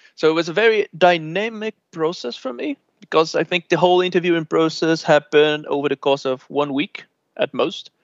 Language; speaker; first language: English; non-native, fluent; Portuguese